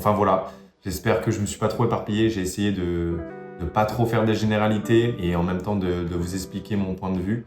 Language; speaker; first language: French; native; French